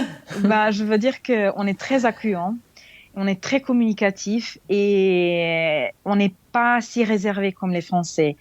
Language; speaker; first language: French; non-native, fluent; Serbian